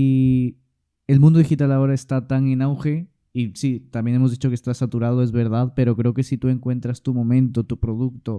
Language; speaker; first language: Spanish; native; Spanish